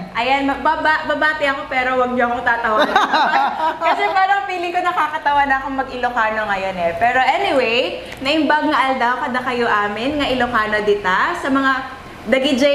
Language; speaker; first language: Filipino; non-native, local second language; Iloko